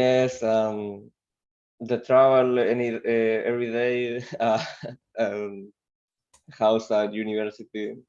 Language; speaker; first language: English; non-native, learner; Spanish